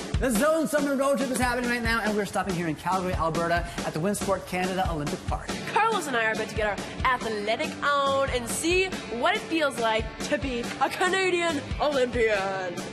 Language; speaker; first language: English; native; English